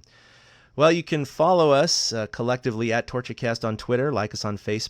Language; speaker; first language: English; native; English